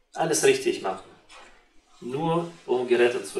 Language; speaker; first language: German; non-native, fluent; Russian